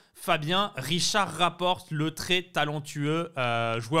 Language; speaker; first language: French; native; French